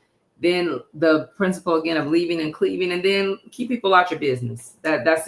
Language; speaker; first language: English; native; English